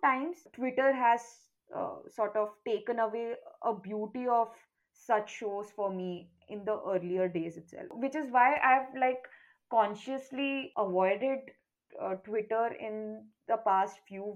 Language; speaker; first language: English; non-native, local second language; Kannada